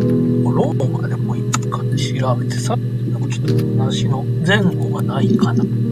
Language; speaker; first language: Japanese; native; Japanese